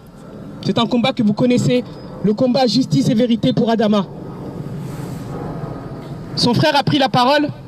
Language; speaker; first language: French; native; French